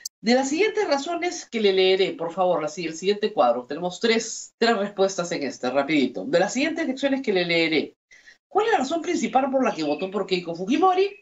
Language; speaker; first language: Spanish; native; Spanish